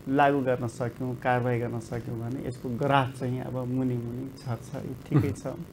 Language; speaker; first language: Nepali; non-native, local second language; Rana Tharu